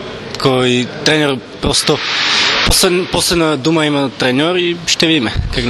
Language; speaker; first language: Bulgarian; non-native, learner; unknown